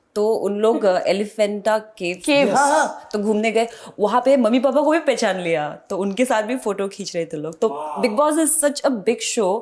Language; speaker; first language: Hindi; non-native, local second language; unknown